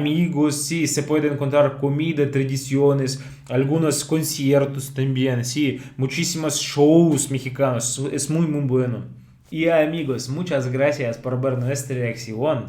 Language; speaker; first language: Spanish; non-native, fluent; Russian